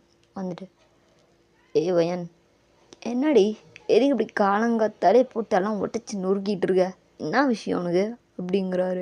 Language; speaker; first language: Tamil; native; Tamil